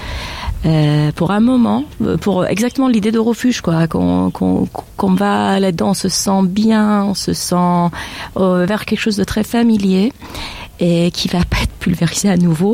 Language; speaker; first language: French; non-native, fluent; Persian